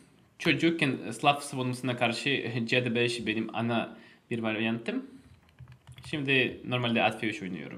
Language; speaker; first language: Turkish; non-native, fluent; Russian